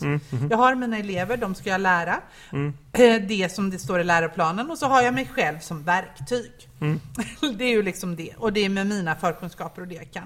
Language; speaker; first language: Swedish; native; Swedish